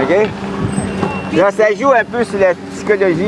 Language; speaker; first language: French; native; French